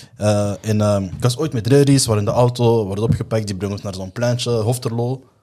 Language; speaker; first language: Dutch; native; Dutch